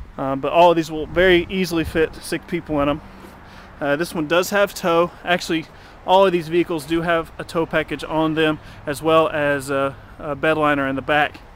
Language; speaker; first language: English; native; English